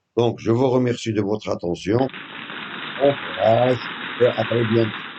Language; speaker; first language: French; non-native, local second language; Arabic